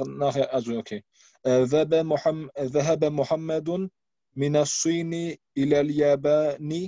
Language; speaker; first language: Arabic; non-native, learner; German